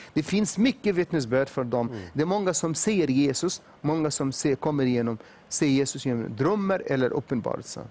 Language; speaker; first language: Swedish; non-native, fluent; Arabic